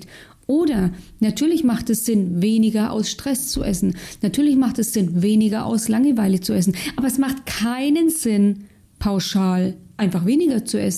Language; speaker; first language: German; native; German